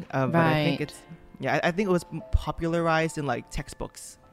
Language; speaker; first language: English; non-native, fluent; Vietnamese